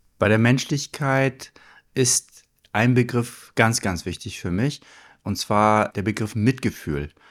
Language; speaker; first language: German; early bilingual, other home language; Turkish